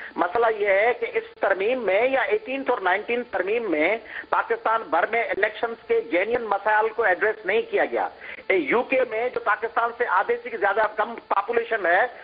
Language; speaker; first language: Urdu; non-native, local second language; Sindhi